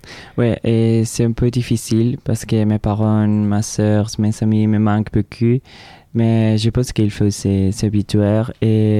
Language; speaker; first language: French; non-native, learner; Spanish